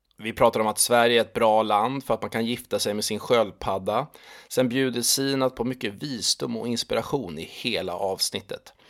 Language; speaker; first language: Swedish; native; Swedish